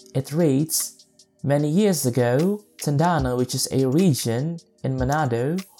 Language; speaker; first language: English; non-native, fluent; Indonesian